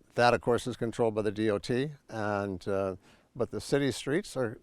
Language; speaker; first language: English; native; English